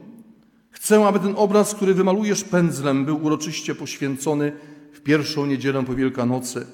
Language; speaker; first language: Polish; native; Polish